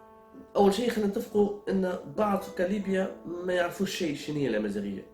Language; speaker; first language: Arabic; native; Arabic